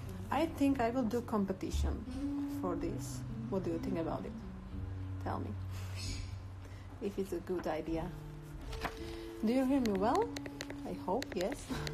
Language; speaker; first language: English; non-native, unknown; Slovak